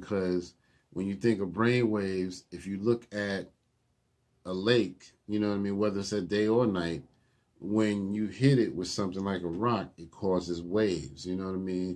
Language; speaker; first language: English; native; English